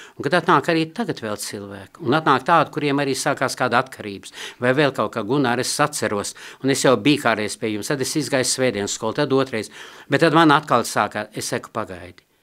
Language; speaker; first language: Latvian; non-native, local second language; Russian